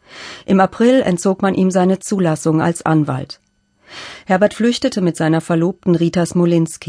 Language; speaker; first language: German; native; German